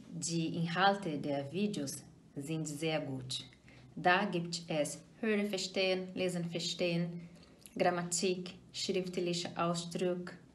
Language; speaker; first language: German; non-native, learner; Portuguese